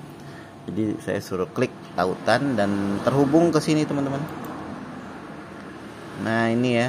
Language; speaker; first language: Indonesian; native; Indonesian